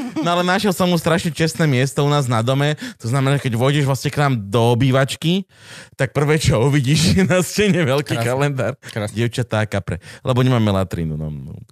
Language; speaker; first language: Slovak; native; Slovak